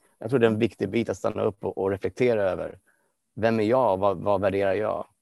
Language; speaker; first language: Swedish; non-native, fluent; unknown